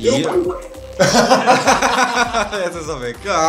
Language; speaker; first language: German; native; German